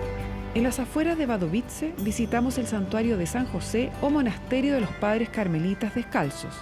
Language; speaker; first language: Spanish; native; Spanish